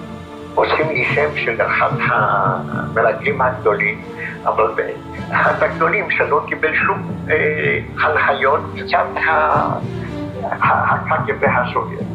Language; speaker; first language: Hebrew; non-native, fluent; Polish